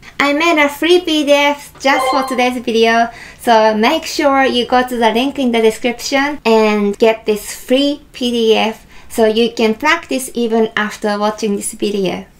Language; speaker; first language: English; non-native, fluent; Japanese